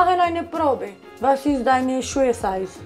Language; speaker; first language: German; non-native, learner; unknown